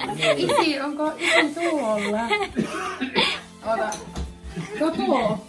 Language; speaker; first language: Finnish; native; Finnish